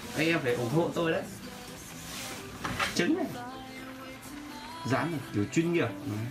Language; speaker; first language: Vietnamese; native; Vietnamese